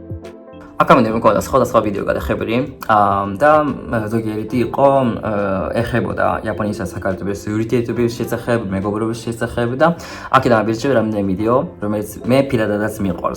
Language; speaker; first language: Georgian; non-native, fluent; Japanese